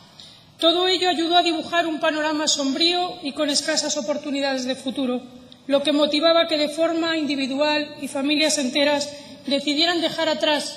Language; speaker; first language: Spanish; native; Spanish